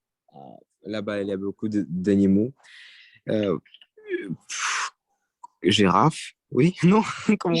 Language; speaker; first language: French; non-native, learner; Russian